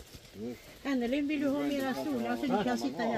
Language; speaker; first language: Swedish; native; Swedish